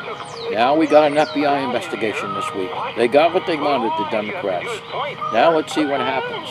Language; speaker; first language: English; native; English